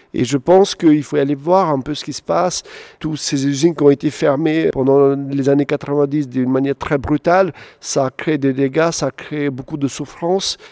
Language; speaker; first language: French; non-native, fluent; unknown